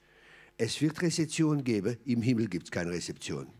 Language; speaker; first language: German; non-native, fluent; French